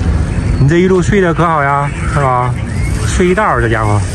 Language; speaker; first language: Chinese; native; Chinese